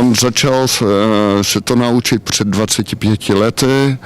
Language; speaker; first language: Czech; non-native, learner; Dutch